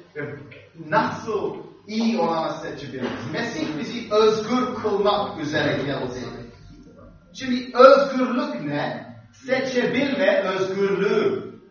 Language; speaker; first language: Turkish; non-native, fluent; English